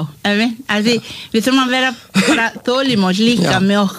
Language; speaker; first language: Icelandic; non-native, learner; Malay